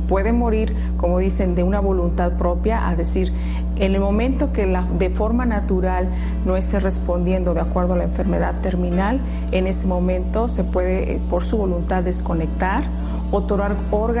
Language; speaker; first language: Spanish; native; Spanish